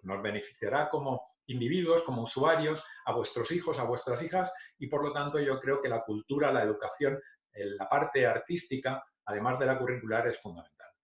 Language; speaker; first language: Spanish; native; Spanish